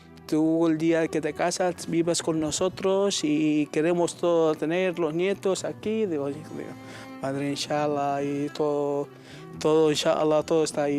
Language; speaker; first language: Spanish; non-native, learner; Arabic